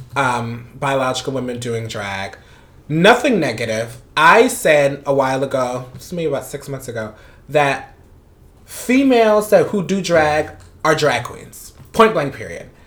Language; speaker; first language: English; non-native, fluent; Spanish